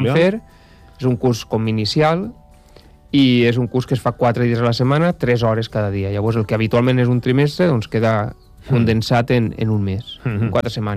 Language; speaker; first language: Catalan; native; Catalan